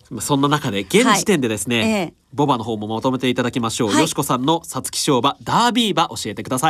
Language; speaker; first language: Japanese; native; Japanese